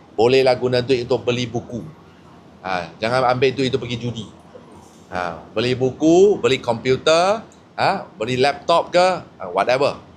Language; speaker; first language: Malay; non-native, local second language; Chinese